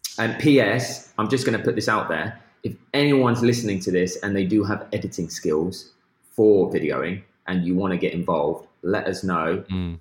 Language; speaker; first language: English; native; English